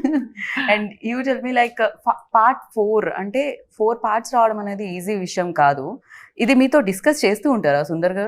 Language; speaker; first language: Telugu; native; Telugu